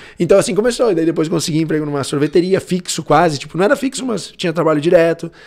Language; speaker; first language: Portuguese; early bilingual, heritage; Portuguese